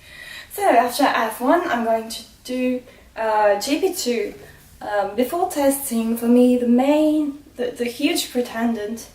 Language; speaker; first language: English; non-native, fluent; French